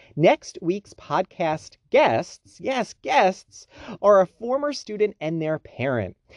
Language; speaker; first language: English; native; English